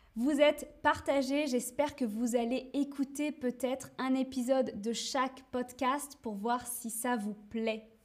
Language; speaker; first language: French; native; French